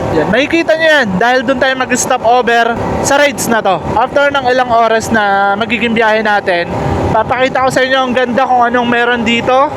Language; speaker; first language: Filipino; non-native, local second language; Bikol